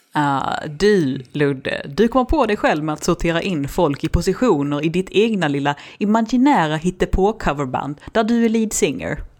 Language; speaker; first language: Swedish; native; Swedish